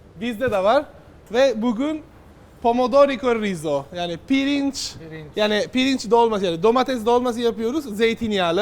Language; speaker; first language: Turkish; non-native, fluent; Italian